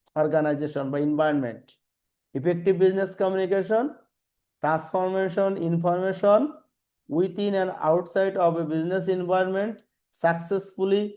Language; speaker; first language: English; non-native, local second language; Bangla